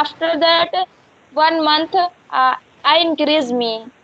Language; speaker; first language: English; non-native, learner; Hindi